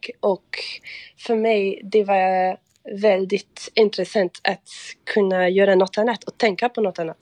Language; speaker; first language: Swedish; non-native, fluent; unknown